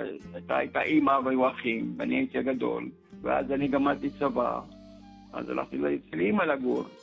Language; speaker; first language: Hebrew; early bilingual, other home language; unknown